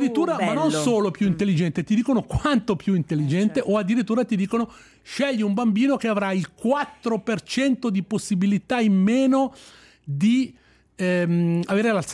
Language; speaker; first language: Italian; native; Italian